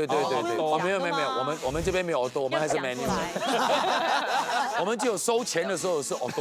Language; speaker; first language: Chinese; native; Chinese